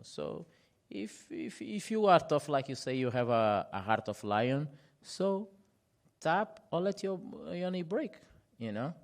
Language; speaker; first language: English; non-native, fluent; Portuguese